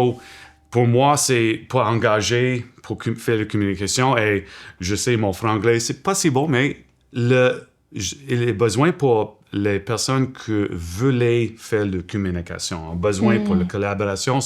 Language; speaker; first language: French; non-native, local second language; English